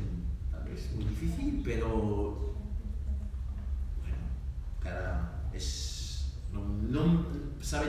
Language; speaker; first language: Spanish; non-native, learner; French